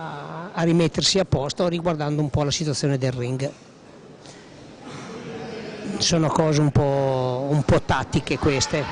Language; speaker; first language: Italian; native; Italian